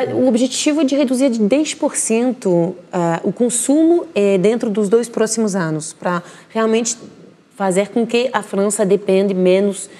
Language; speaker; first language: Portuguese; non-native, fluent; French